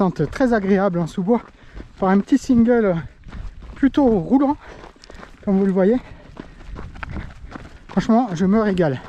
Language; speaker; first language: French; native; French